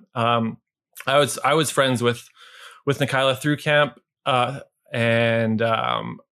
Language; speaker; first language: English; native; English